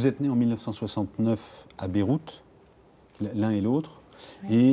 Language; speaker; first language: French; native; French